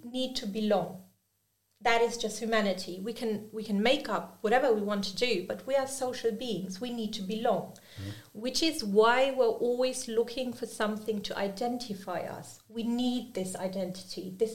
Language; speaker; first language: English; non-native, fluent; German